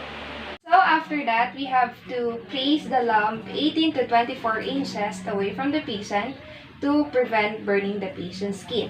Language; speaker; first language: English; non-native, local second language; Filipino